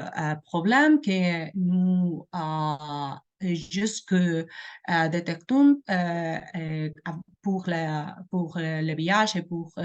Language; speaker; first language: French; non-native, learner; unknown